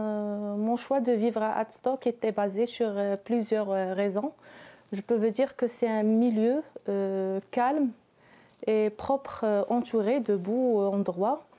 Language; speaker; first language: French; non-native, local second language; Arabic